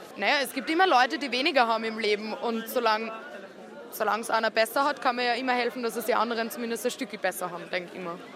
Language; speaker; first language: German; native; German